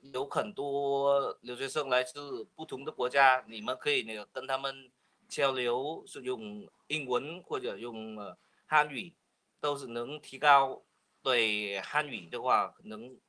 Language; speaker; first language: Chinese; non-native, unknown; Vietnamese